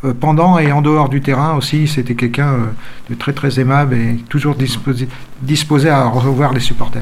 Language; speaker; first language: French; native; French